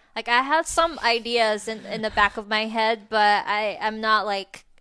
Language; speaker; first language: English; non-native, fluent; Chinese